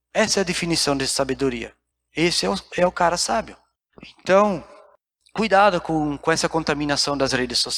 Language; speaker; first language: Portuguese; native; Portuguese